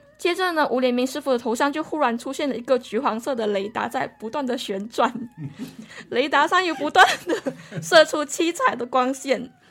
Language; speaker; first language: Chinese; native; Chinese